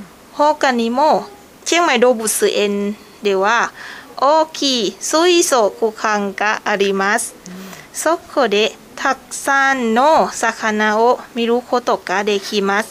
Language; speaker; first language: Japanese; non-native, learner; Thai